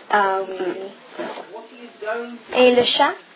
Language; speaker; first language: French; non-native, learner; English